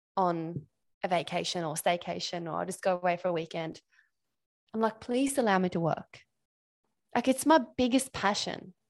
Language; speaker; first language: English; non-native, fluent; Swedish